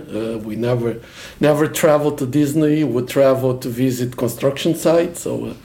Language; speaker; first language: English; non-native, fluent; Portuguese